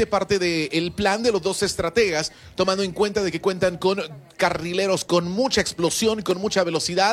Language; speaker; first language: Spanish; native; Spanish